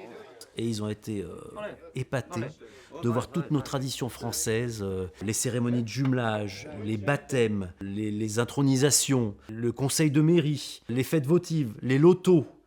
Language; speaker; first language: French; native; French